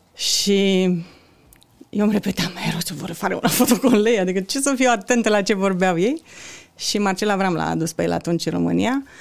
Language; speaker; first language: Romanian; native; Romanian